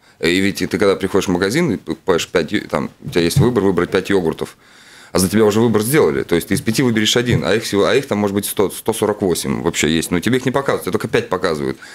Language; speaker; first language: Russian; native; Russian